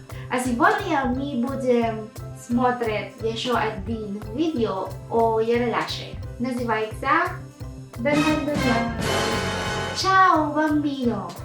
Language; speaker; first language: Russian; non-native, learner; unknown